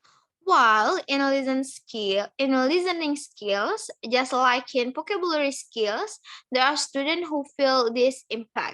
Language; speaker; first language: English; non-native, learner; Indonesian